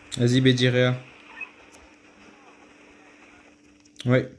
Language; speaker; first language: French; native; French